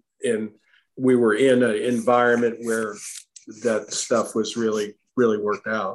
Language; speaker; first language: English; native; English